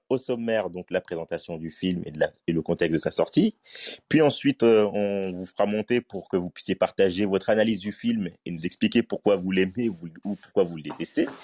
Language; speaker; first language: French; native; French